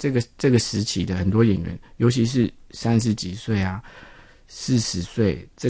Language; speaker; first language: Chinese; non-native, local second language; Min Nan Chinese